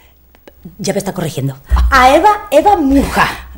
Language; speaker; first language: Spanish; native; Spanish